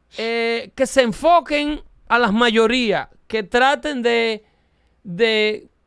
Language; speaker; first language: Spanish; native; Spanish